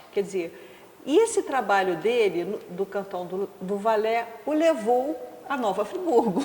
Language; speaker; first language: Portuguese; native; Portuguese